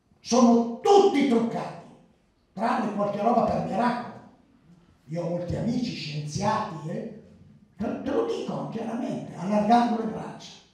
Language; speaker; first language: Italian; early bilingual, other home language; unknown